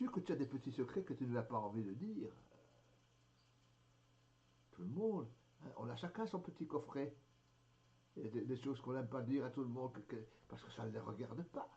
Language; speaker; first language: French; native; French